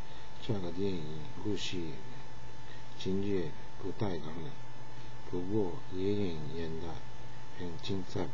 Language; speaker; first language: Chinese; non-native, learner; Japanese